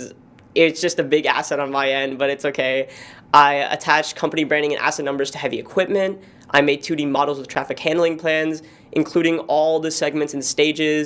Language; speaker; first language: English; native; English